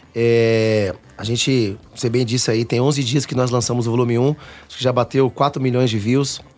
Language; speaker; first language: Portuguese; native; Portuguese